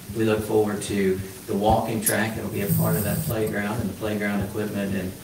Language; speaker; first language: English; native; English